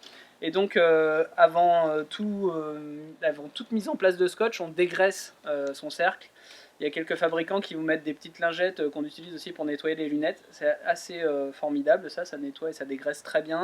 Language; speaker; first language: French; native; French